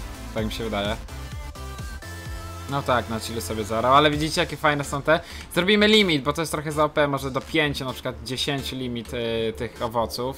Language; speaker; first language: Polish; native; Polish